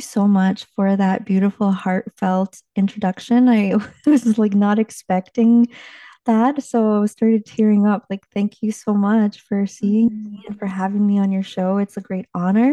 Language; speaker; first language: English; early bilingual, other home language; Chinese